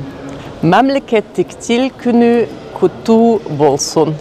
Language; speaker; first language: Kyrgyz; non-native, learner; German